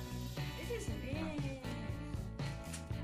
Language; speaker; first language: German; native; German